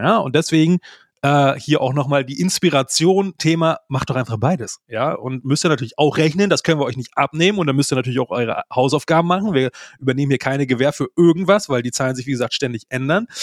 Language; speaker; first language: German; native; German